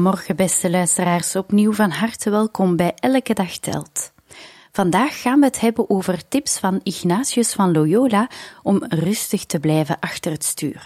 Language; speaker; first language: Dutch; native; Dutch